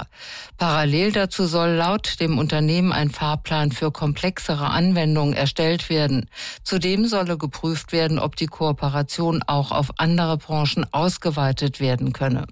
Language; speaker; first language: German; native; German